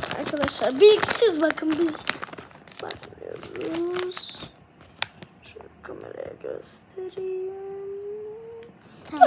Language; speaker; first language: Turkish; native; Turkish